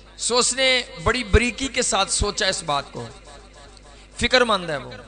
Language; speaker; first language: Urdu; non-native, local second language; Punjabi